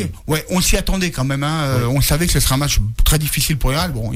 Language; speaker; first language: French; native; French